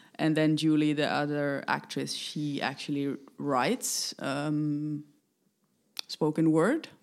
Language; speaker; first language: English; non-native, fluent; Finnish